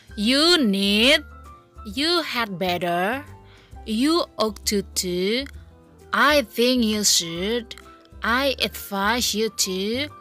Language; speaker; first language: English; non-native, fluent; Indonesian